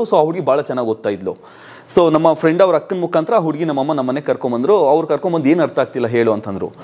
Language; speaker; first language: Kannada; non-native, local second language; Urdu